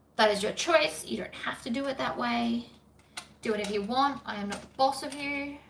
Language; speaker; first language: English; native; English